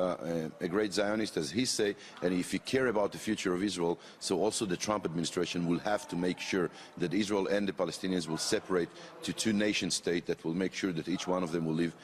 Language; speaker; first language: English; non-native, fluent; Hebrew